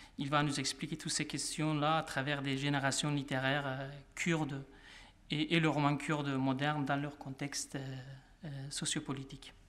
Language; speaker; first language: French; non-native, fluent; Kurdish